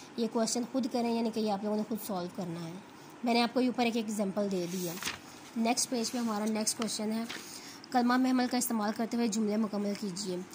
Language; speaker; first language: Urdu; native; Urdu